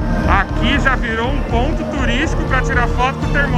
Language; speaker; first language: Portuguese; native; Portuguese